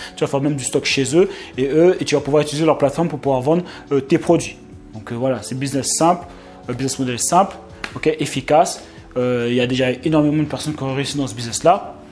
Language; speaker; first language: French; native; French